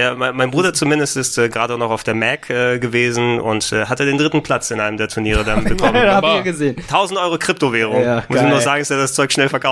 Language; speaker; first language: German; native; German